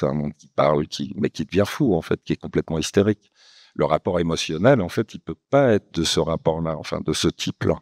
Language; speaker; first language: French; native; French